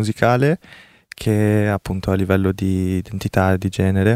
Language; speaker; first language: Italian; early bilingual, other home language; Korean